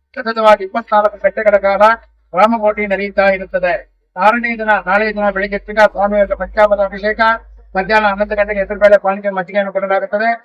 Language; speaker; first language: Kannada; non-native, local second language; Tamil